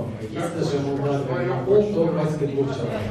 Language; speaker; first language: Russian; native; Russian